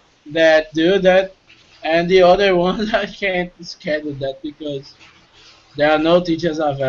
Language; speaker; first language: English; non-native, fluent; Portuguese